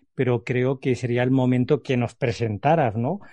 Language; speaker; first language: Spanish; native; Spanish